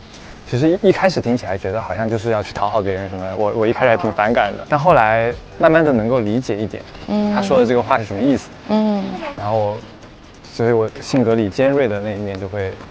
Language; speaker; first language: Chinese; native; Chinese